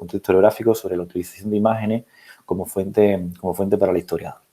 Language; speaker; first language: Spanish; native; Spanish